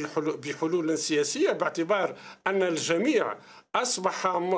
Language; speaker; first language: Arabic; native; Arabic